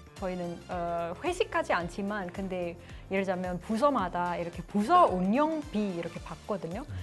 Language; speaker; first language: Korean; non-native, fluent; Indonesian